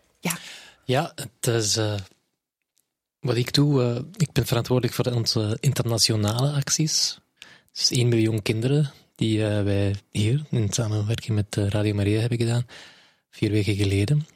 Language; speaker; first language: Dutch; non-native, fluent; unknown